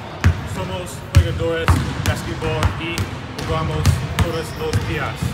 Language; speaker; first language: Spanish; non-native, learner; English